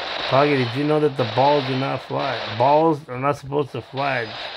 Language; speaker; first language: English; early bilingual, other home language; Spanish